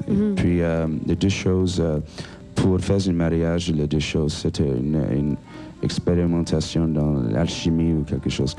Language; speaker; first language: French; non-native, local second language; English